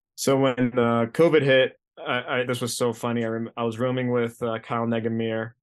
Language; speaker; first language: English; early bilingual, other home language; Greek